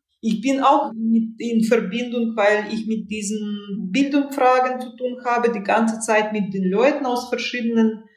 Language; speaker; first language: German; non-native, fluent; Russian